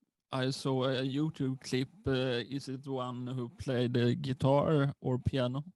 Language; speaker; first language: English; non-native, learner; Swedish